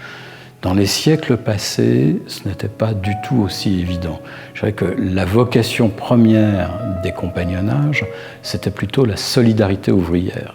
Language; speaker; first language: French; native; French